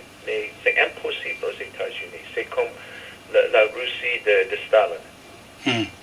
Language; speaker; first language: French; non-native, fluent; English